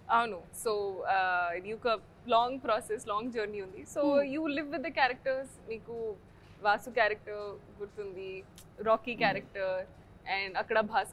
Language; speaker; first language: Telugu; non-native, learner; Hindi